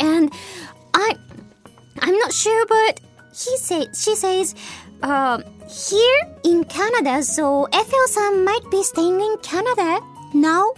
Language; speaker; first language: English; non-native, fluent; Japanese